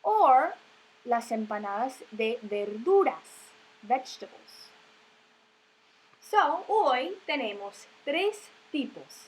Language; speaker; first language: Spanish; non-native, fluent; English